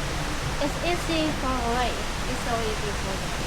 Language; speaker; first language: English; non-native, learner; Chinese